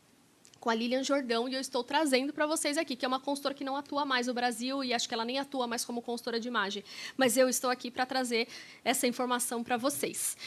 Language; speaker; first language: Portuguese; native; Portuguese